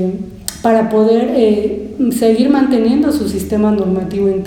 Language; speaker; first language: Spanish; native; Spanish